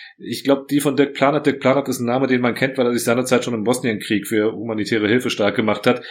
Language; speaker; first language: German; early bilingual, other home language; Croatian